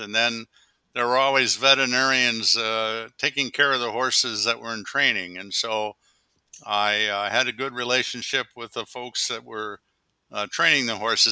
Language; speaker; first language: English; native; English